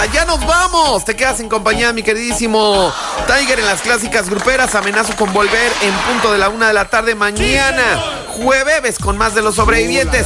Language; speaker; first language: Spanish; native; Spanish